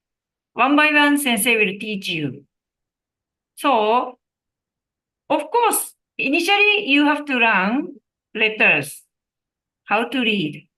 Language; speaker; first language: English; non-native, learner; Japanese